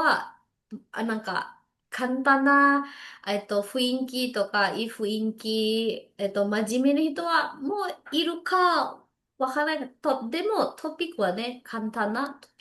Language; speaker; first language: Japanese; non-native, learner; Indonesian